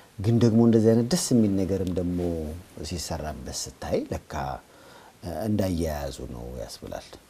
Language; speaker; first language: Amharic; native; Amharic